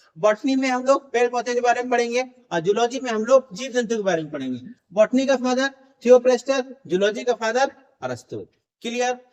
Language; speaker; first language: Hindi; native; Hindi